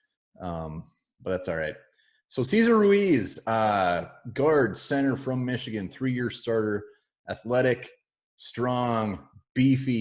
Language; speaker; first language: English; native; English